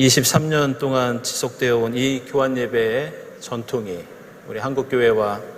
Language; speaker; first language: Korean; native; Korean